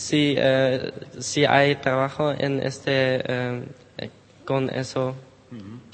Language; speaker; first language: Spanish; non-native, learner; Dutch